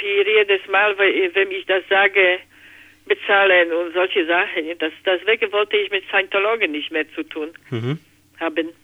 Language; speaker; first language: German; non-native, learner; Polish